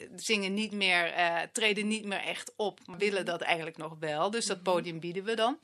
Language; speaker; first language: Dutch; native; Dutch